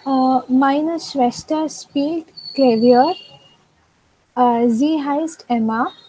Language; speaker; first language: German; non-native, learner; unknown